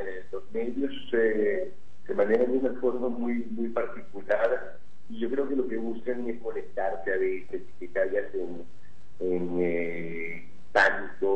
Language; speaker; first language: Spanish; native; Spanish